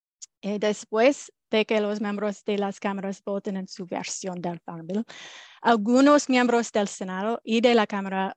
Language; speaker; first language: Spanish; non-native, fluent; English